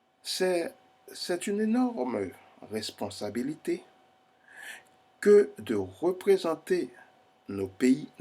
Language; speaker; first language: French; non-native, fluent; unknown